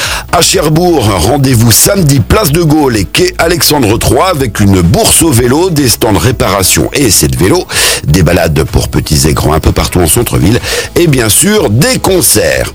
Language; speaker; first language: French; native; French